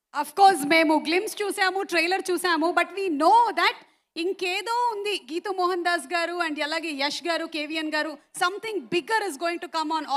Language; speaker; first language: Telugu; native; Telugu